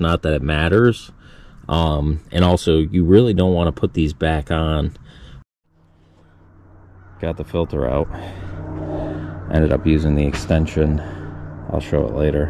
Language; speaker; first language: English; native; English